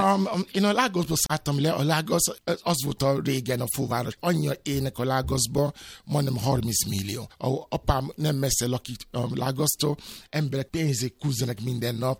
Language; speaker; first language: Hungarian; non-native, fluent; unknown